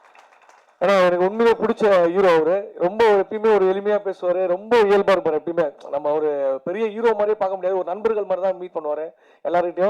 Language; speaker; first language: Tamil; native; Tamil